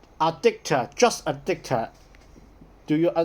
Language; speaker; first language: English; non-native, learner; Cantonese